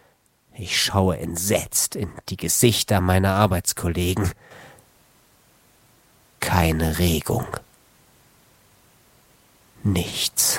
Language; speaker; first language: German; native; German